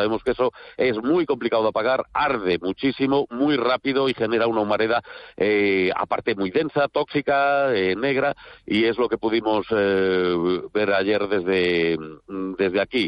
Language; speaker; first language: Spanish; native; Spanish